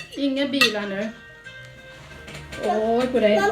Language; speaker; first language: Swedish; non-native, learner; Thai